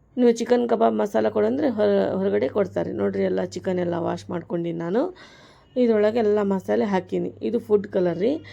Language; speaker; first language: Kannada; native; Kannada